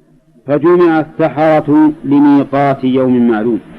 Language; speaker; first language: Arabic; native; Arabic